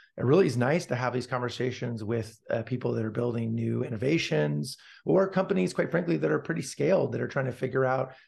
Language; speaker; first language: English; native; English